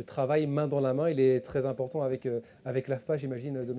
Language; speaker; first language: French; native; French